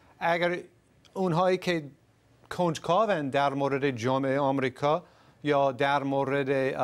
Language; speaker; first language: Persian; non-native, fluent; English